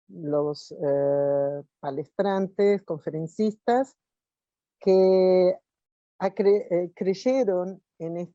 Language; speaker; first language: Spanish; non-native, fluent; Portuguese